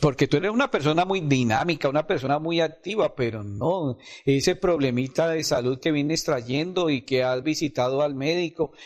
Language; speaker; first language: Spanish; native; Spanish